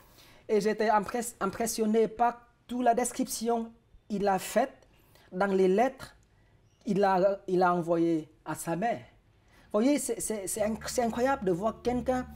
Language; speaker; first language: French; non-native, fluent; Vietnamese